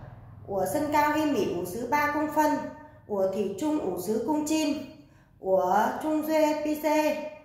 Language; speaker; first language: Chinese; non-native, learner; Vietnamese